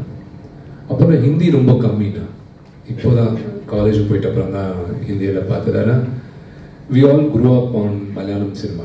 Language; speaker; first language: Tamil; non-native, local second language; Telugu